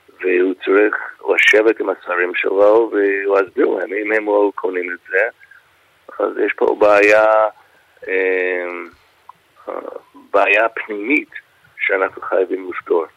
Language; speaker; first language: Hebrew; non-native, fluent; English